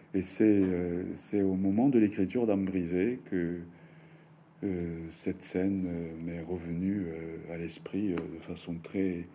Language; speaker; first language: French; non-native, fluent; Japanese